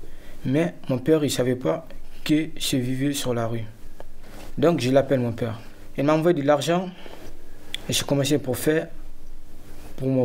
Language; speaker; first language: French; non-native, learner; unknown